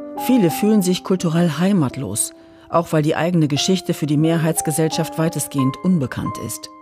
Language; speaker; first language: German; native; German